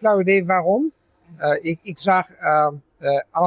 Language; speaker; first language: Dutch; non-native, fluent; Italian